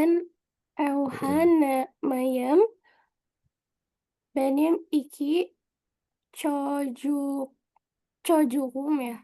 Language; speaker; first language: Turkish; non-native, learner; Indonesian